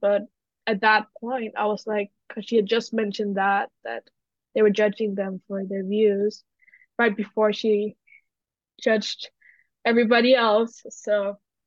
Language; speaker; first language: English; non-native, fluent; Danish